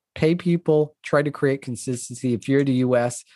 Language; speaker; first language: English; non-native, fluent; French